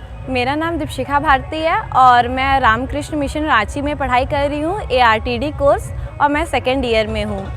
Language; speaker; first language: Hindi; native; Hindi